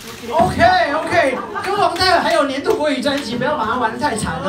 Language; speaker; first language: Chinese; native; Chinese